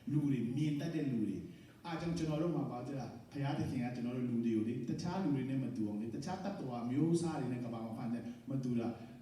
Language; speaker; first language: Burmese; non-native, local second language; Tedim Chin